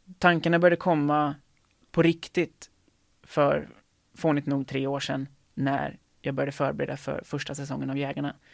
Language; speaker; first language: Swedish; native; Swedish